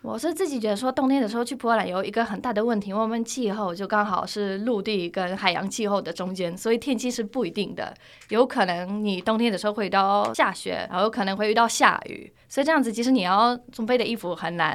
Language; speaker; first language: Chinese; non-native, fluent; Polish